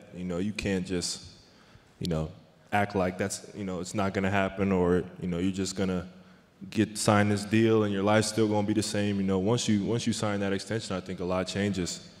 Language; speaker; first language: English; native; English